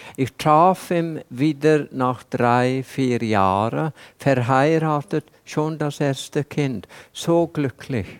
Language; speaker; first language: German; non-native, fluent; Welsh